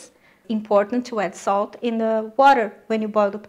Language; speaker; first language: English; non-native, fluent; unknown